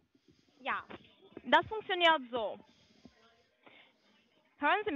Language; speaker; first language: German; non-native, fluent; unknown